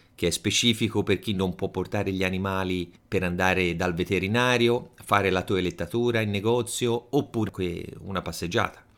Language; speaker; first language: Italian; native; Italian